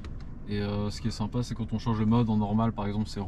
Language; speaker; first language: French; native; French